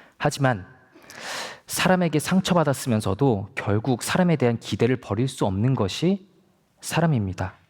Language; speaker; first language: Korean; native; Korean